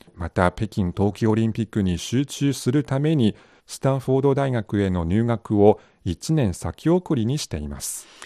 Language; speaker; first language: Japanese; non-native, fluent; Chinese